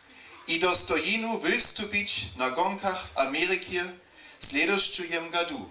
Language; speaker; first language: Russian; non-native, learner; German